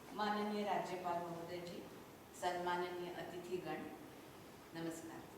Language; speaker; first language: Hindi; non-native, local second language; Marathi